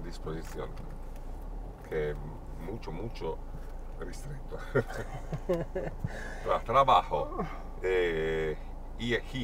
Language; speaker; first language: Spanish; non-native, learner; Italian